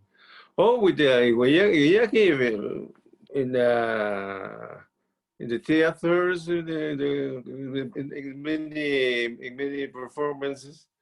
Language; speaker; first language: English; non-native, learner; Spanish